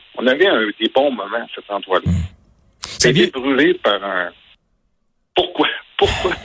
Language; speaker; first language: French; native; French